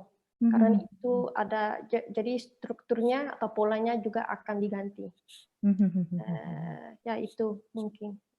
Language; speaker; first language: Indonesian; non-native, learner; Dutch